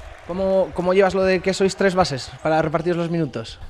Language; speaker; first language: Spanish; native; Spanish